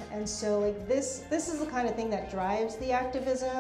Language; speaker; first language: English; native; English